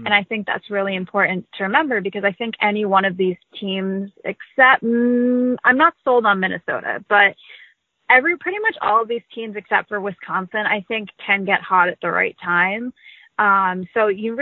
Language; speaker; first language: English; native; English